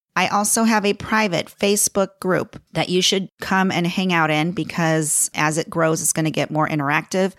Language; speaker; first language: English; native; English